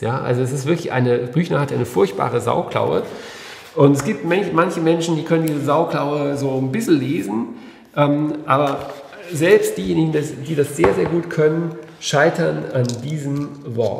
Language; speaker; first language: German; native; German